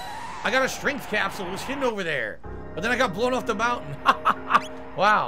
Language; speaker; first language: English; native; English